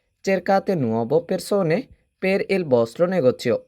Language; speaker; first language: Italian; non-native, fluent; Bangla